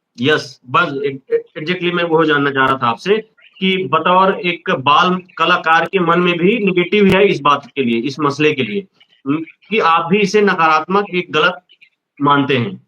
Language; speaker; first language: Hindi; native; Hindi